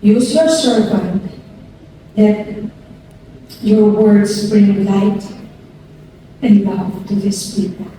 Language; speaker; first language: English; non-native, local second language; Filipino